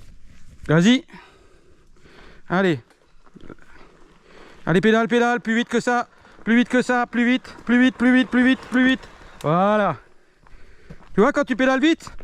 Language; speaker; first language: French; native; French